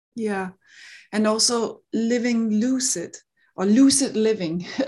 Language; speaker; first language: English; non-native, fluent; Danish